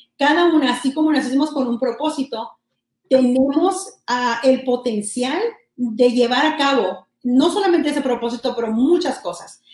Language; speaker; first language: Spanish; early bilingual, heritage; Spanish